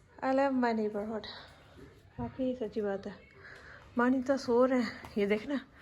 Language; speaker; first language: Urdu; native; Urdu